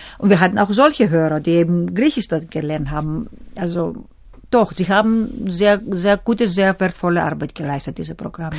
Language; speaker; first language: German; non-native, fluent; Greek